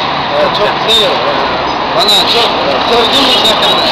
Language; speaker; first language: Turkish; non-native, learner; Kyrgyz